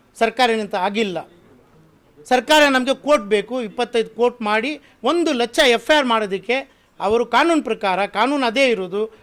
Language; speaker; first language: Kannada; non-native, local second language; Urdu